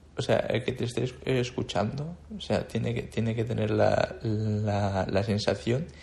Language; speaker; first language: Spanish; native; Spanish